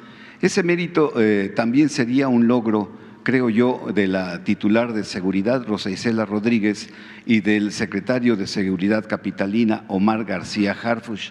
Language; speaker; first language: Spanish; native; Spanish